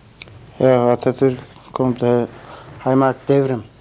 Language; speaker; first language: Dutch; non-native, learner; Turkish